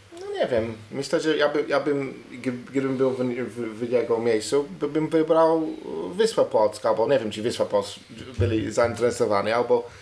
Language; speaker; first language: Polish; non-native, learner; English